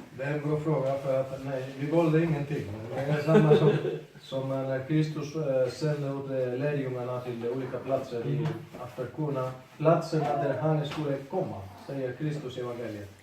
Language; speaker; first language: Swedish; non-native, fluent; Spanish